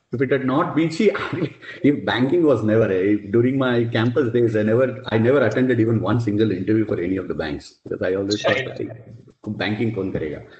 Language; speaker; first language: English; non-native, local second language; Tamil